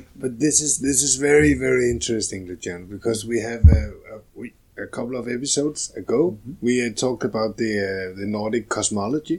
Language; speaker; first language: English; non-native, fluent; Danish